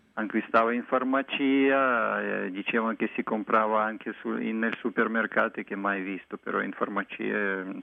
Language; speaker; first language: Italian; non-native, fluent; Russian